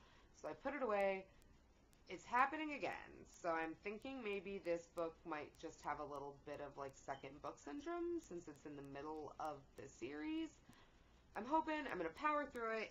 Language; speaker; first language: English; native; English